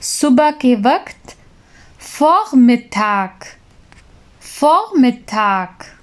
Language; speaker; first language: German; non-native, fluent; Urdu